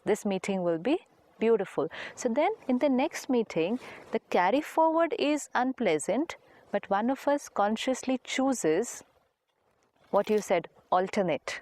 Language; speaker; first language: English; non-native, local second language; Hindi